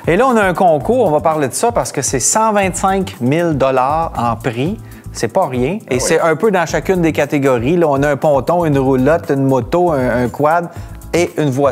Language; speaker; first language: French; native; French